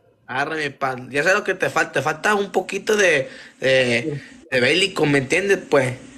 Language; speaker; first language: Spanish; early bilingual, other home language; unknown